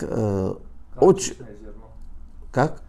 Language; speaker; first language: Russian; non-native, learner; Azerbaijani